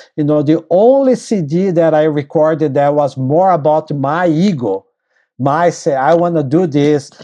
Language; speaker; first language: English; non-native, fluent; Portuguese